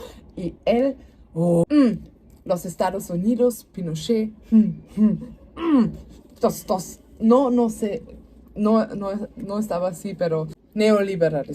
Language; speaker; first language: Spanish; non-native, learner; German